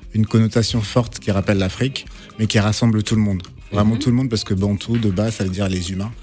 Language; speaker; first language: French; non-native, local second language; Lingala